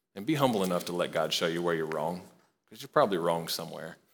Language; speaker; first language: English; native; English